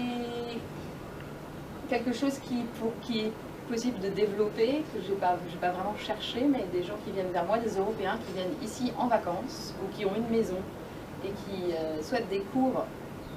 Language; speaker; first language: French; native; French